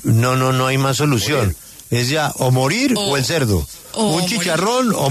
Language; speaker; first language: Spanish; native; Spanish